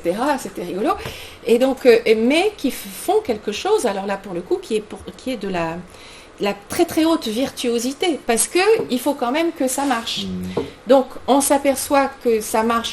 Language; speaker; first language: French; native; French